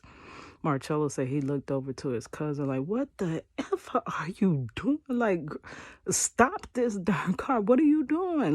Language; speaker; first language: English; native; English